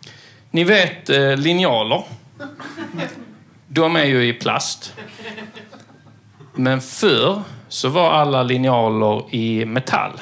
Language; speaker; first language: Swedish; native; Swedish